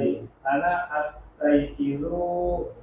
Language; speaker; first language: Arabic; non-native, learner; Indonesian